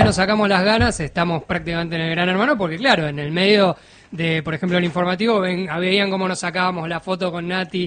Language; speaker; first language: Spanish; native; Spanish